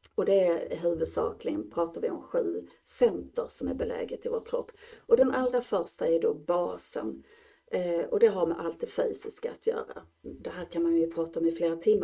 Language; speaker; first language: Swedish; native; Swedish